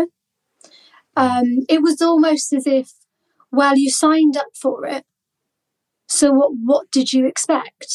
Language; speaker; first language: English; native; English